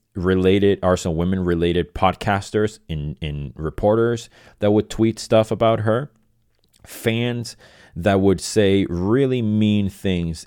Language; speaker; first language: English; non-native, fluent; Spanish